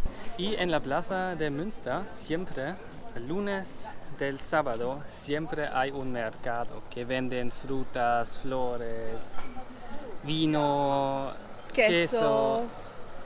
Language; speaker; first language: Spanish; non-native, fluent; German